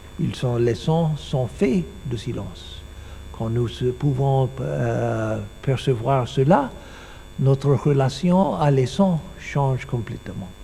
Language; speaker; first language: French; non-native, learner; English